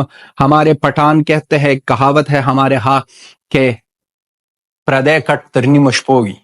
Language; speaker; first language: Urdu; non-native, fluent; Pashto